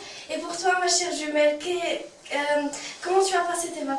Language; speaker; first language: French; non-native, local second language; Arabic